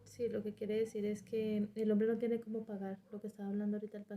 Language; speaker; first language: Spanish; native; Spanish